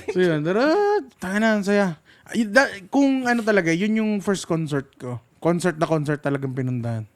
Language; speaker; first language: Filipino; native; Filipino